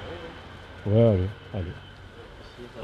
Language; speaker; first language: French; native; French